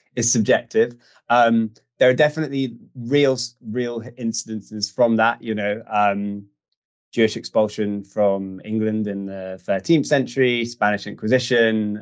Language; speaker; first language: English; native; English